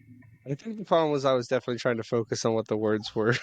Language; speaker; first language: English; native; English